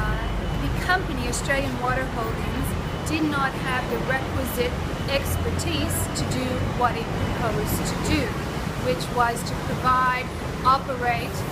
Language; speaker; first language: English; native; English